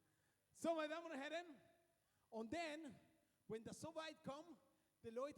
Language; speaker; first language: German; non-native, fluent; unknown